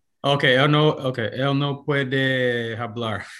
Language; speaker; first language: Spanish; non-native, learner; English